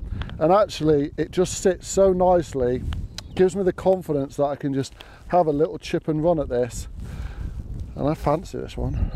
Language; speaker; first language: English; native; English